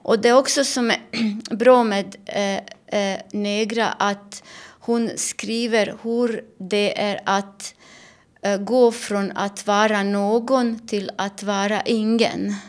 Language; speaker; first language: Swedish; non-native, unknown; Bosnian